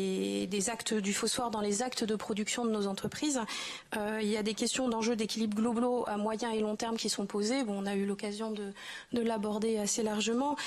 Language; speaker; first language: French; native; French